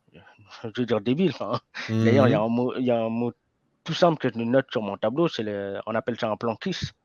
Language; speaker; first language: French; native; French